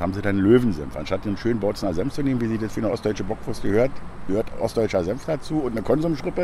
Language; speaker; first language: German; native; German